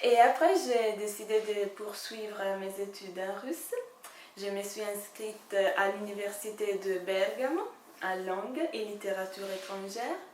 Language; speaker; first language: French; non-native, fluent; Italian